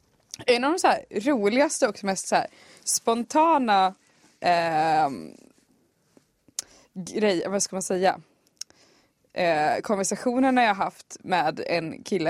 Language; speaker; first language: Swedish; native; Swedish